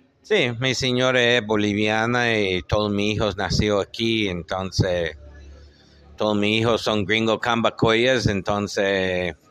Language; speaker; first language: Spanish; non-native, fluent; English